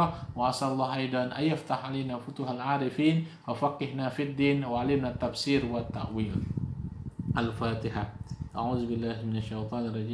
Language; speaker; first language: Arabic; non-native, fluent; Indonesian